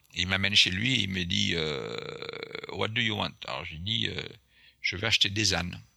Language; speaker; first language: French; non-native, local second language; Guadeloupean Creole French